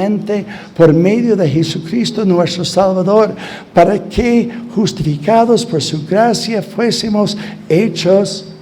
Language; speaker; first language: Spanish; non-native, fluent; English